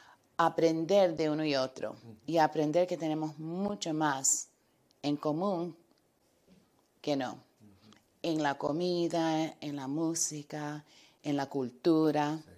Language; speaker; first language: Spanish; early bilingual, heritage; Spanish